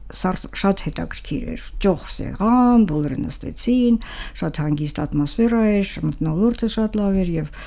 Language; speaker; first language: Armenian; native; Armenian